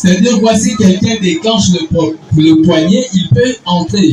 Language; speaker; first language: French; non-native, local second language; Lingala